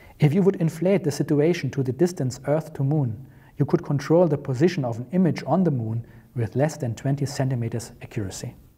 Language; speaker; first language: English; non-native, fluent; German